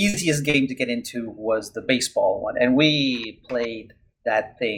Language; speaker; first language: English; non-native, fluent; Spanish